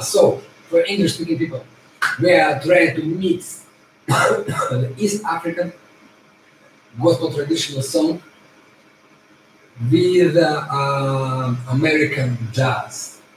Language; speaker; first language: English; non-native, fluent; Russian